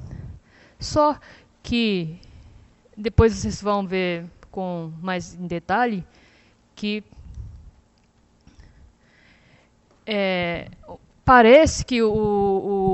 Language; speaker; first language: Portuguese; non-native, fluent; Japanese